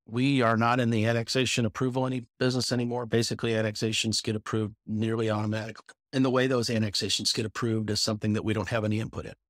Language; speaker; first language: English; native; English